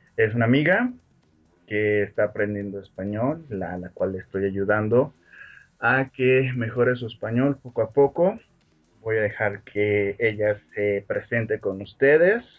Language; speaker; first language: Spanish; native; Spanish